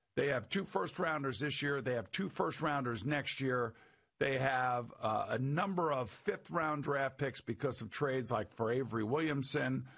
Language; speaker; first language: English; native; English